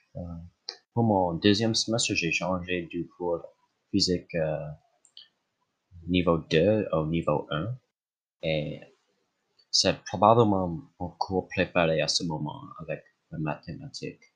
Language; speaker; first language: French; non-native, local second language; English